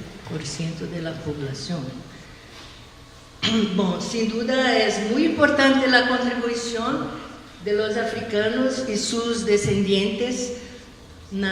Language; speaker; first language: Spanish; non-native, learner; Portuguese